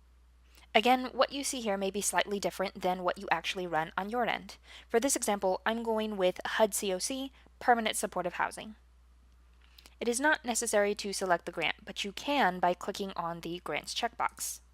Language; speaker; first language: English; native; English